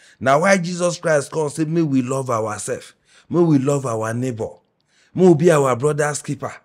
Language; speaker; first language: Nigerian Pidgin; non-native, local second language; Yoruba